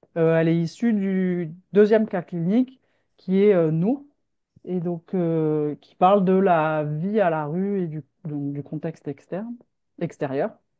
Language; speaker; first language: French; native; French